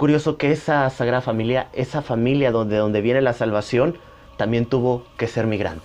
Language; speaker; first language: Spanish; native; Spanish